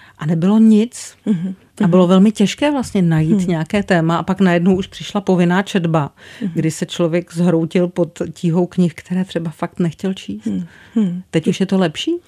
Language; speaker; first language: Czech; native; Czech